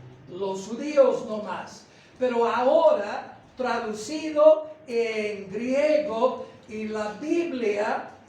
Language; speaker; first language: Spanish; non-native, fluent; English